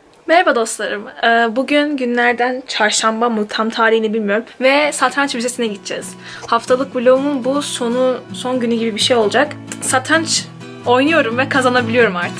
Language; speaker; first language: Turkish; native; Turkish